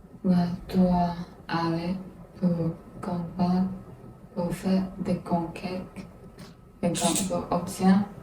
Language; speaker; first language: French; non-native, learner; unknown